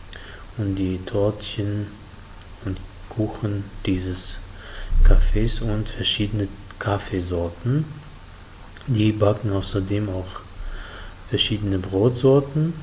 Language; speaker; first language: German; non-native, fluent; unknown